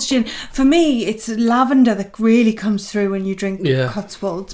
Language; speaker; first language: English; native; English